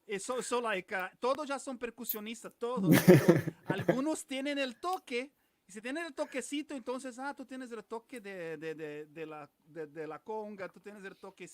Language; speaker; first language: Spanish; non-native, fluent; Portuguese